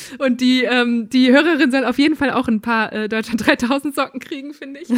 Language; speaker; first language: German; native; German